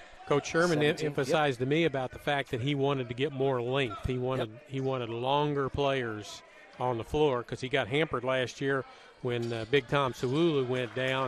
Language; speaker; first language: English; native; English